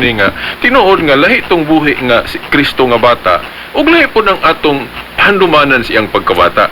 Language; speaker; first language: Cebuano; native; Cebuano